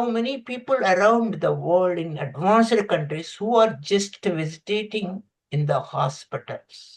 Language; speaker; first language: English; non-native, local second language; Telugu